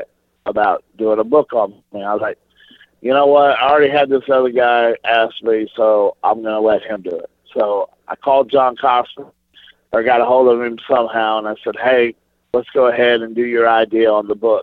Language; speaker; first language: English; native; English